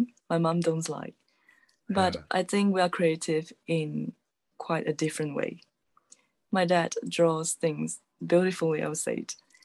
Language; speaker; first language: English; non-native, local second language; Chinese